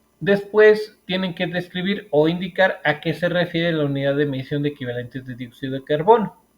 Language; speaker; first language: Spanish; native; Spanish